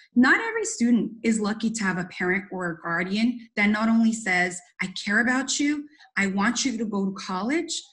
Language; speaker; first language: English; early bilingual, other home language; Spanish